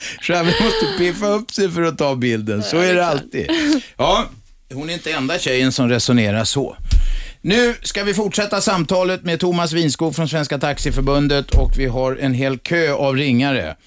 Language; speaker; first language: Swedish; native; Swedish